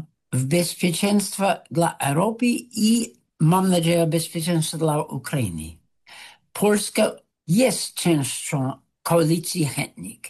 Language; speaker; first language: Polish; non-native, fluent; English